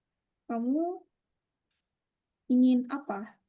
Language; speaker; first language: Indonesian; non-native, learner; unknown